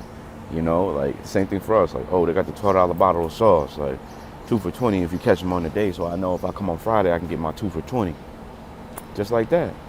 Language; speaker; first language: English; native; English